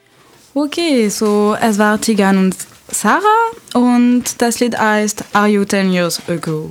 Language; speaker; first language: German; non-native, learner; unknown